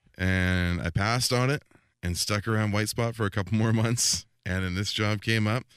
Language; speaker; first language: English; native; English